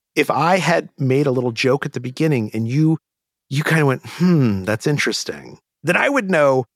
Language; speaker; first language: English; native; English